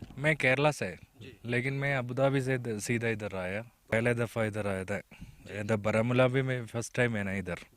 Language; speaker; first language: Hindi; non-native, local second language; Malayalam